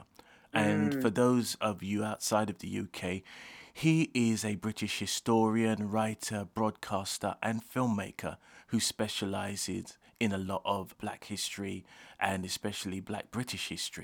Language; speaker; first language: English; non-native, local second language; Jamaican Creole English